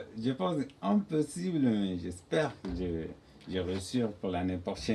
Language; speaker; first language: French; non-native, learner; Arabic